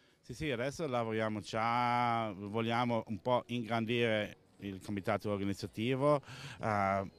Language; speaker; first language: Italian; non-native, local second language; German